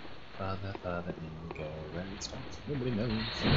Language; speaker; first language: English; native; English